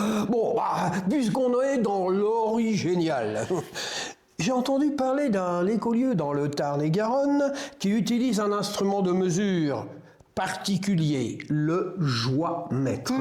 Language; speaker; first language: French; native; French